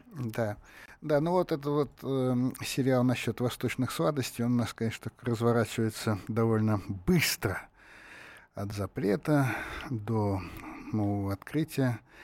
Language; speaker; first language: Russian; native; Russian